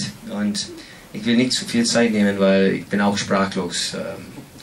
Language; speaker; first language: German; non-native, fluent; English